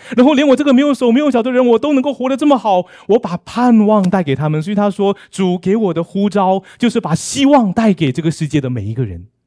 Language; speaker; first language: Chinese; native; Chinese